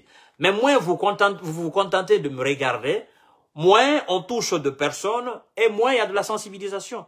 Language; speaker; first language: French; non-native, local second language; Mandingo